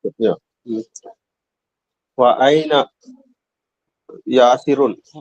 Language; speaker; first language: Arabic; non-native, learner; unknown